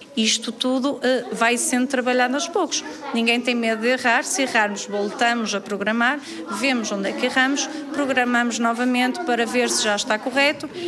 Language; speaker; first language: Portuguese; native; Portuguese